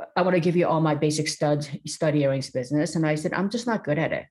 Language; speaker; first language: English; early bilingual, other home language; Korean